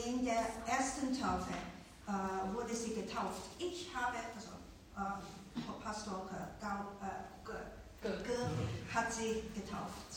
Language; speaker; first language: German; non-native, fluent; Chinese